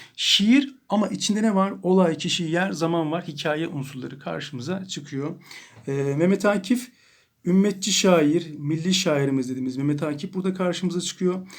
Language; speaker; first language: Turkish; native; Turkish